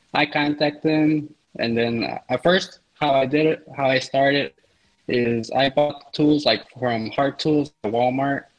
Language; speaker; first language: Spanish; early bilingual, heritage; Spanish